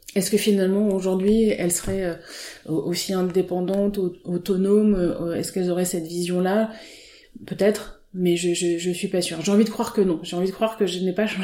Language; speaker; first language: French; native; French